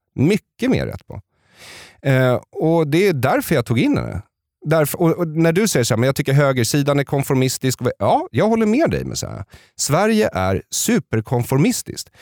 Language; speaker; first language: Swedish; native; Swedish